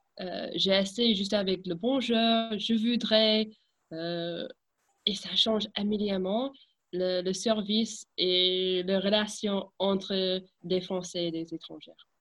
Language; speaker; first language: French; non-native, fluent; English